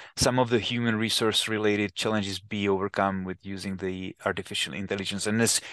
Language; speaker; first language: English; non-native, fluent; Czech